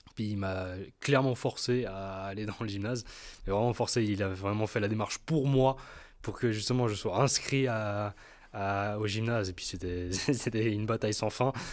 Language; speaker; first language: French; native; French